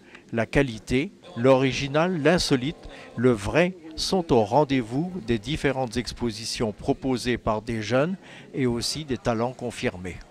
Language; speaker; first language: French; native; French